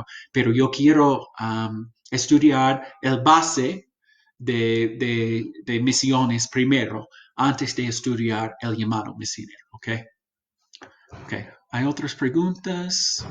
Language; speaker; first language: Spanish; non-native, fluent; English